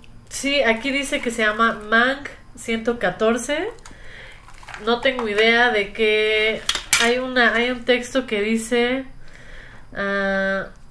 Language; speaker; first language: Spanish; native; Spanish